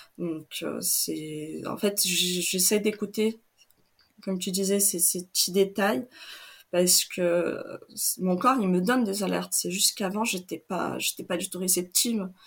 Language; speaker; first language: French; non-native, fluent; Portuguese